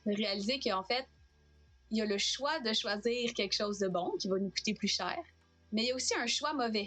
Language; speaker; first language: French; native; French